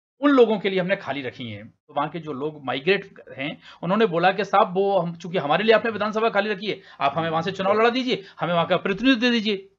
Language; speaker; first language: Hindi; native; Hindi